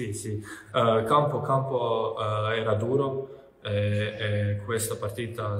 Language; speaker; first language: Italian; non-native, learner; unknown